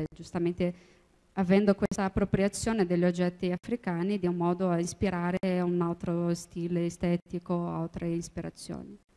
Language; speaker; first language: Italian; non-native, fluent; Portuguese